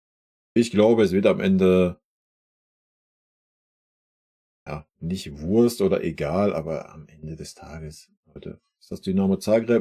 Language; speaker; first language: German; native; German